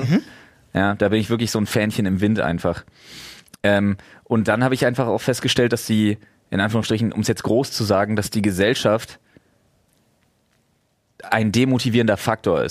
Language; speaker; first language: German; native; German